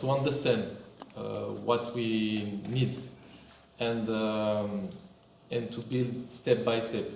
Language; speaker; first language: English; non-native, fluent; French